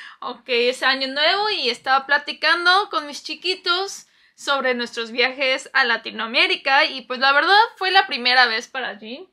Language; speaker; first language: Spanish; non-native, fluent; Korean